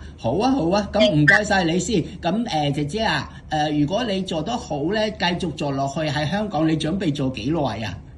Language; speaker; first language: Cantonese; native; Cantonese